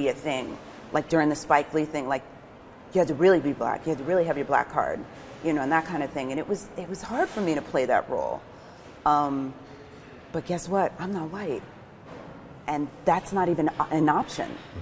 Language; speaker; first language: English; native; English